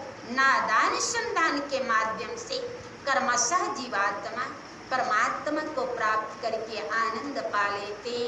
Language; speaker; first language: Hindi; native; Hindi